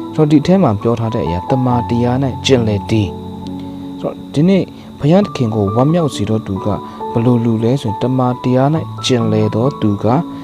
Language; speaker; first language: Burmese; non-native, local second language; Kachin